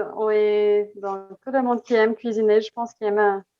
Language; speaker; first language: French; non-native, fluent; Portuguese